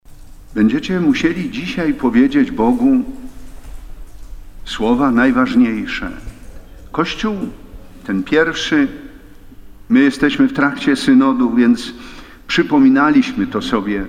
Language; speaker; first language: Polish; native; Polish